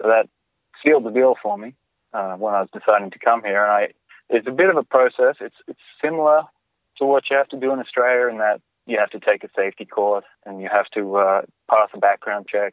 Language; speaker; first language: English; native; English